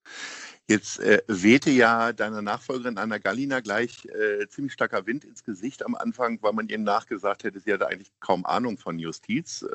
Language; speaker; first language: German; native; German